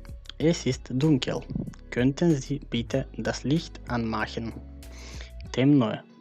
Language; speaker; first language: German; non-native, fluent; Macedonian